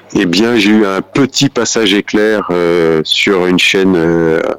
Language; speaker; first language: French; native; French